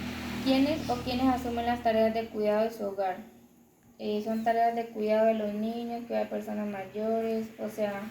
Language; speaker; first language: Spanish; native; Spanish